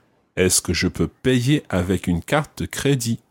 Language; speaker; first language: French; non-native, fluent; English